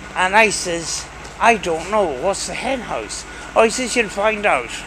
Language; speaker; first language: English; native; English